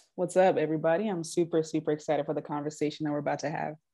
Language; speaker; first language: English; early bilingual, other home language; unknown